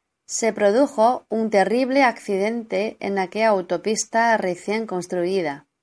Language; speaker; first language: Spanish; non-native, fluent; Chinese